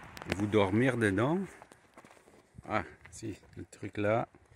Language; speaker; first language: French; non-native, learner; English